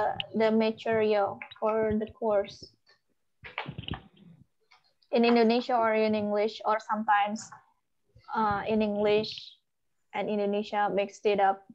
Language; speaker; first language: English; non-native, learner; Indonesian